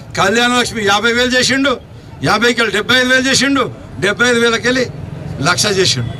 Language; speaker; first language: Telugu; native; Telugu